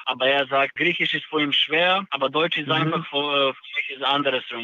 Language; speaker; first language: German; non-native, learner; Serbian